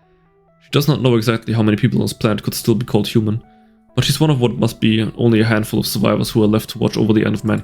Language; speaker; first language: English; native; English